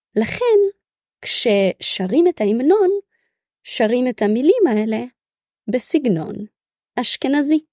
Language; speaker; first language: Hebrew; early bilingual, other home language; Russian